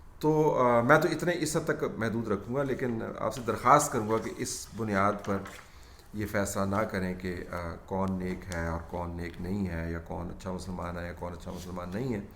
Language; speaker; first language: Urdu; native; Urdu